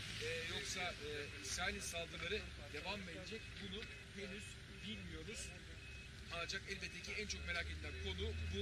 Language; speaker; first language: Turkish; native; Turkish